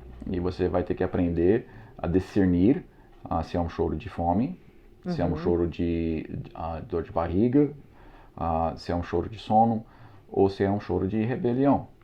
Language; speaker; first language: Portuguese; non-native, fluent; English